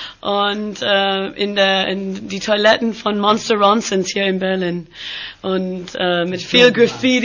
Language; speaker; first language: German; non-native, learner; English